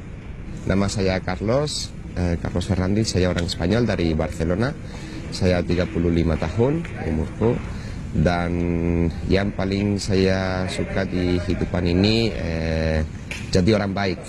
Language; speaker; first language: Indonesian; non-native, fluent; Spanish